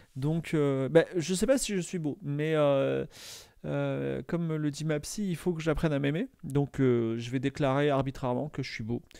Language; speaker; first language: French; native; French